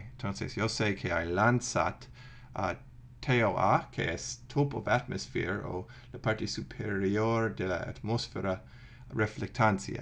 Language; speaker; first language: Spanish; non-native, fluent; English